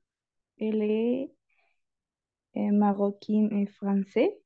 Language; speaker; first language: French; non-native, learner; Spanish